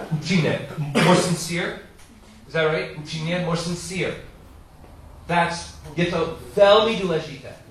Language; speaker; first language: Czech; non-native, learner; English